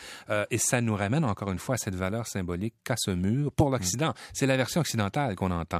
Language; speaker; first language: French; native; French